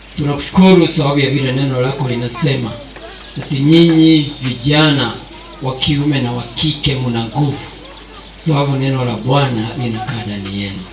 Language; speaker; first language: Swahili; non-native, local second language; Kamba